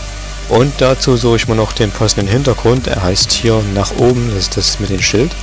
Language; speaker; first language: German; native; German